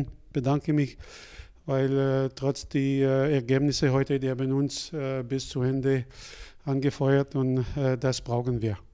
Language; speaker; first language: German; non-native, fluent; French